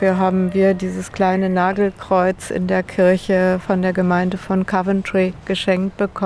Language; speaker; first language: German; native; German